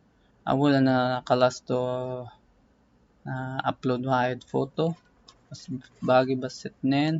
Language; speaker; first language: Arabic; non-native, learner; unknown